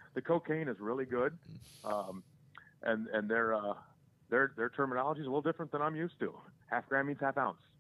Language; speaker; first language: English; native; English